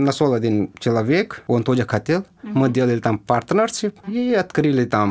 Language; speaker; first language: Russian; non-native, learner; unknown